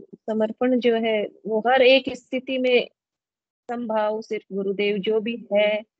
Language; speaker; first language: Hindi; native; Hindi